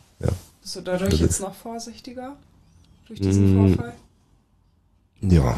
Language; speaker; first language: German; native; German